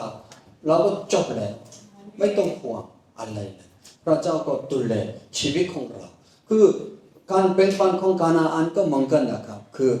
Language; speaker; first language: Thai; non-native, fluent; Korean